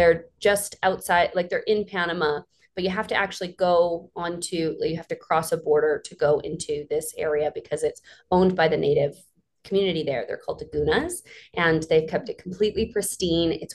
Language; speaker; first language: English; native; English